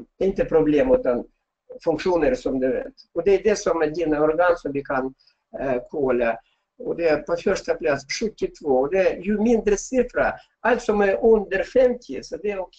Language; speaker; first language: Swedish; non-native, fluent; Russian